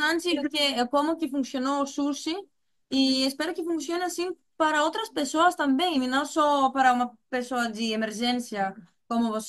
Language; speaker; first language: Portuguese; non-native, fluent; Greek